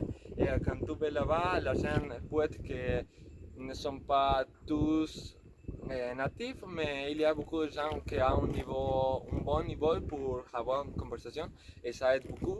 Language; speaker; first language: French; non-native, learner; Spanish